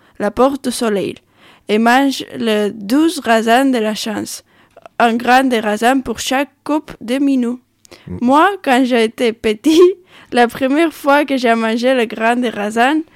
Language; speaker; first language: French; non-native, learner; Spanish